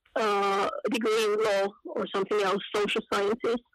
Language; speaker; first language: English; non-native, fluent; Finnish